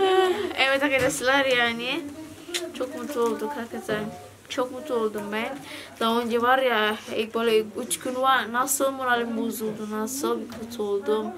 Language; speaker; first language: Turkish; non-native, learner; Indonesian